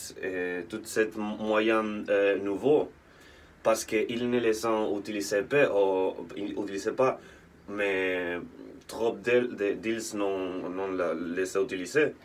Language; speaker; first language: French; non-native, learner; Spanish